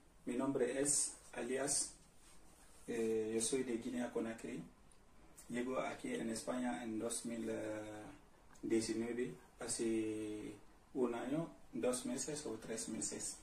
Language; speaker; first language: Spanish; non-native, learner; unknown